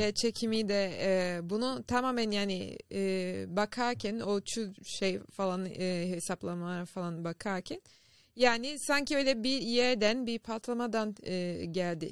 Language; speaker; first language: Turkish; non-native, learner; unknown